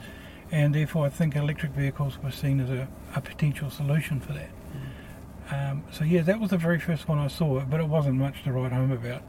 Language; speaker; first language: English; native; English